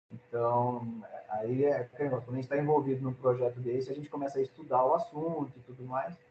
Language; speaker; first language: Portuguese; native; Portuguese